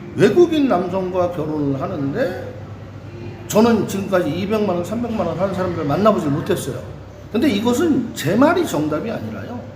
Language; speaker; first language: Korean; native; Korean